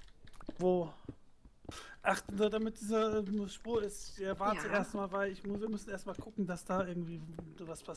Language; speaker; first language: German; native; German